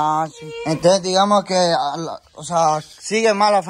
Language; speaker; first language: Spanish; native; Spanish